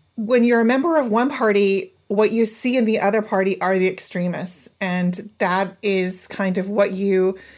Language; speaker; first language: English; native; English